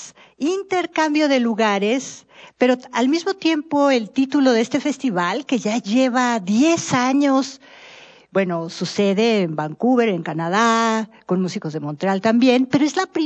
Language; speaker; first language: Spanish; native; Spanish